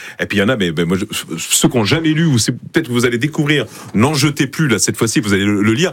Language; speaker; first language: French; native; French